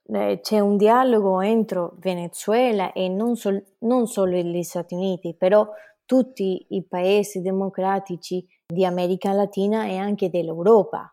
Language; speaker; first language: Italian; non-native, fluent; Spanish